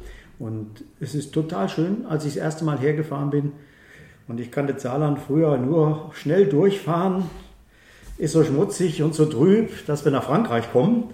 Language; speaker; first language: German; native; German